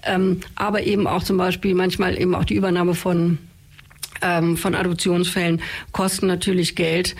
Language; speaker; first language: German; native; German